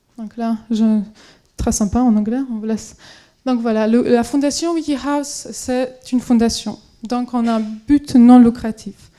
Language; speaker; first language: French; non-native, fluent; Polish